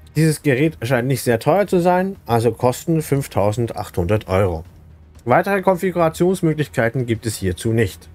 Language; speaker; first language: German; native; German